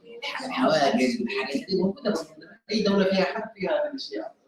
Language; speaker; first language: Arabic; native; Arabic